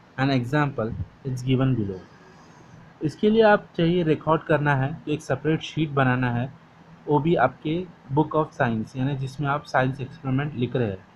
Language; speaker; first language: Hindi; non-native, local second language; Marathi